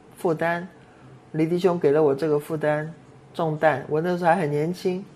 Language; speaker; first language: Chinese; non-native, local second language; Cantonese